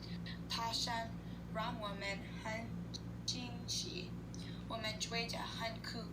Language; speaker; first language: Chinese; non-native, learner; English